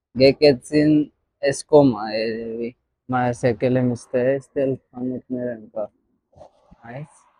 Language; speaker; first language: Armenian; non-native, learner; Hindi